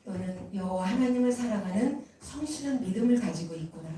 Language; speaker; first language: Korean; native; Korean